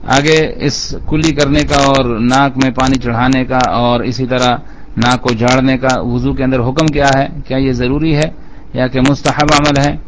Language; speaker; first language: Urdu; non-native, local second language; Pashto